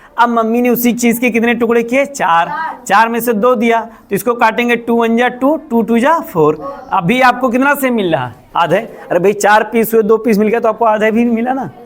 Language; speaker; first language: Hindi; native; Hindi